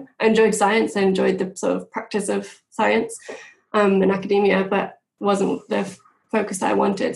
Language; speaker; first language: English; native; English